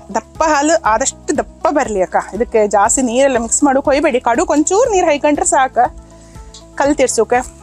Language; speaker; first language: Kannada; native; Kannada